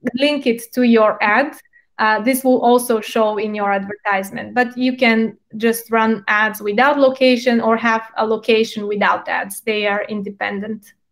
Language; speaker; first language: English; non-native, fluent; Bulgarian